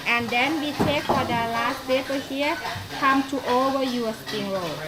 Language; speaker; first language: English; non-native, learner; Thai